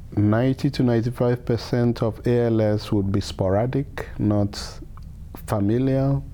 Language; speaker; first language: English; non-native, local second language; Igbo